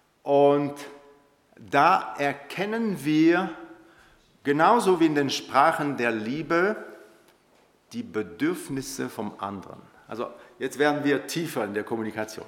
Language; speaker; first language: German; non-native, local second language; French